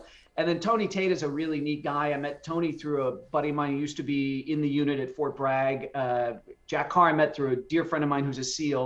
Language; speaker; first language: English; native; English